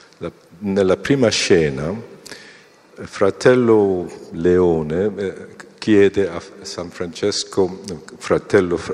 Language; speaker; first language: Italian; non-native, fluent; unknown